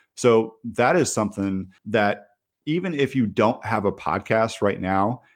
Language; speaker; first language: English; native; English